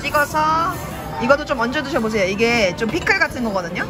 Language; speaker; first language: Korean; early bilingual, heritage; Korean